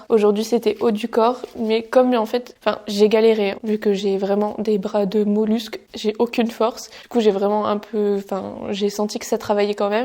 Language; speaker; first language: French; native; French